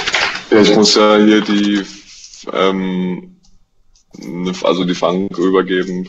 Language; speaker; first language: German; native; German